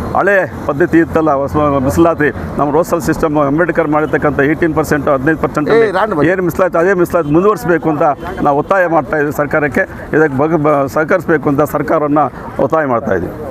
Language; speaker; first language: Kannada; native; Kannada